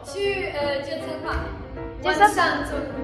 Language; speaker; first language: Chinese; non-native, learner; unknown